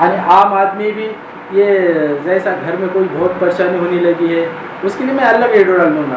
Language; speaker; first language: Hindi; non-native, local second language; Marathi